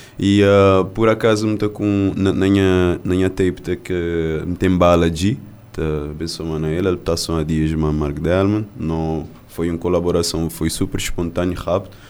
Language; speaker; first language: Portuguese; non-native, local second language; Kabuverdianu